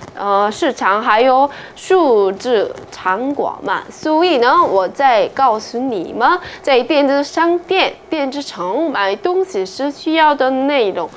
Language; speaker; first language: Chinese; non-native, fluent; Korean